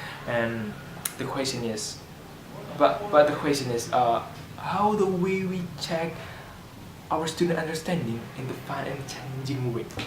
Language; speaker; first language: English; non-native, learner; Indonesian